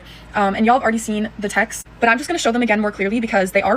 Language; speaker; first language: English; native; English